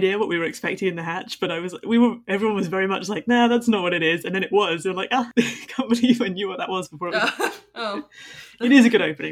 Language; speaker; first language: English; native; English